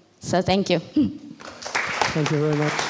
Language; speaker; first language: English; non-native, learner; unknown